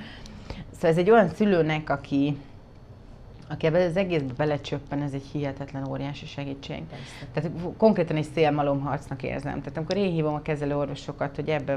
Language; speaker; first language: Hungarian; native; Hungarian